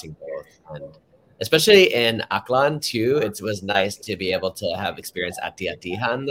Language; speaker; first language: English; native; English